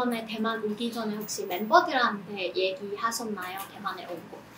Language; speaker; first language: Korean; non-native, fluent; Chinese